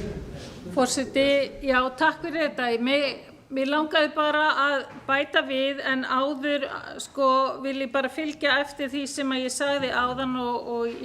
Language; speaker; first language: Icelandic; native; Icelandic